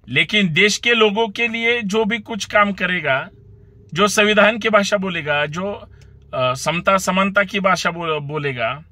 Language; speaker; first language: Hindi; non-native, local second language; Marathi